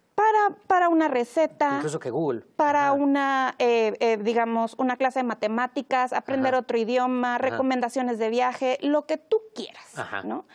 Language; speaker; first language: Spanish; native; Spanish